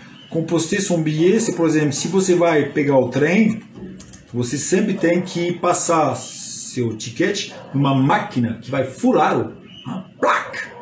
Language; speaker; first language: Portuguese; non-native, fluent; French